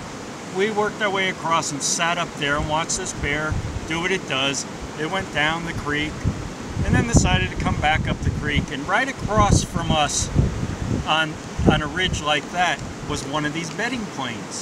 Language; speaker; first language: English; native; English